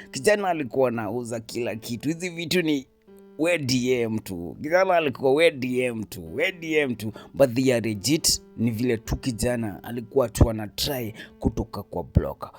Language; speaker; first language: Swahili; native; Swahili